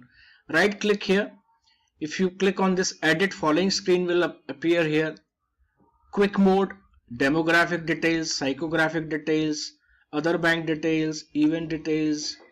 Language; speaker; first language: English; non-native, local second language; Hindi